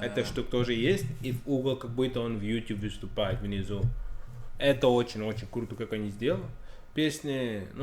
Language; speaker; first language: Russian; non-native, learner; English